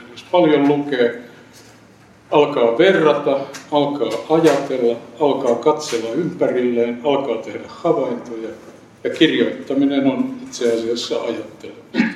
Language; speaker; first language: Finnish; native; Finnish